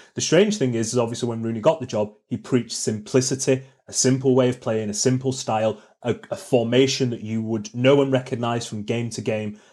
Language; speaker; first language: English; native; English